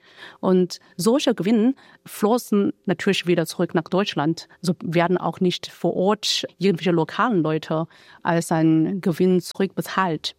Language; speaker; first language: German; non-native, fluent; Chinese